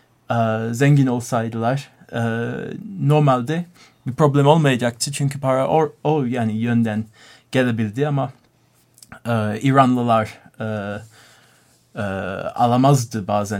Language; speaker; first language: Turkish; non-native, learner; English